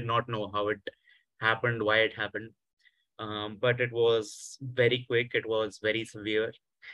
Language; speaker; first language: English; non-native, local second language; Hindi